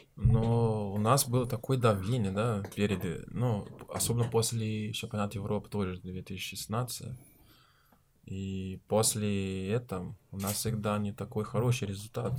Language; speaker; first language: Russian; non-native, learner; Portuguese